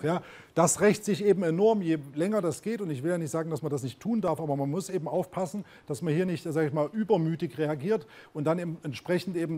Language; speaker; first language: German; native; German